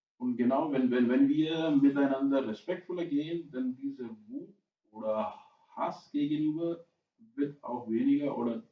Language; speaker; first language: German; non-native, fluent; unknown